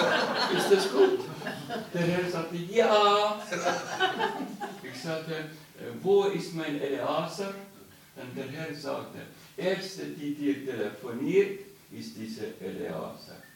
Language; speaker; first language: German; non-native, learner; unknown